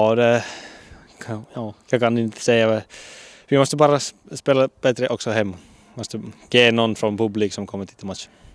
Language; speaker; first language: Swedish; non-native, learner; Finnish